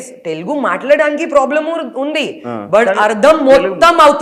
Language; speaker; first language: Telugu; non-native, local second language; Hindi